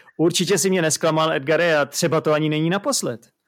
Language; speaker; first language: Czech; native; Czech